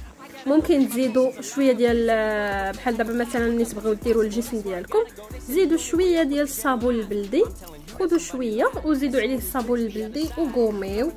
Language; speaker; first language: Arabic; native; Arabic